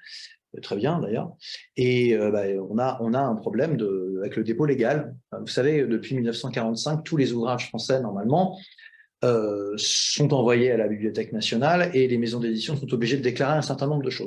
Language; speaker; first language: French; native; French